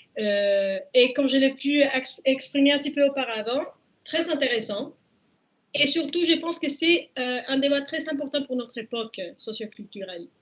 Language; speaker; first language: French; non-native, fluent; Spanish